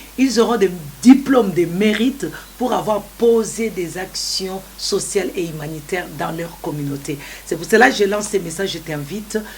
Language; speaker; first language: French; non-native, local second language; Lingala